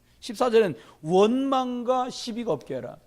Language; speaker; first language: Korean; native; Korean